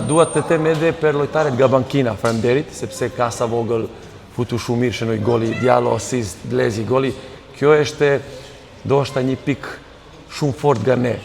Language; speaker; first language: Albanian; non-native, learner; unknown